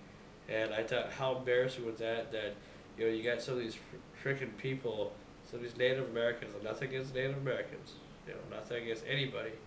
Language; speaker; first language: English; native; English